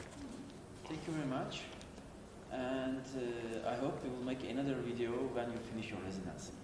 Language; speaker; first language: English; non-native, learner; Turkish